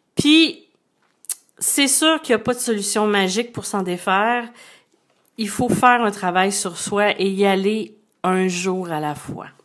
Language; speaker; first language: French; native; French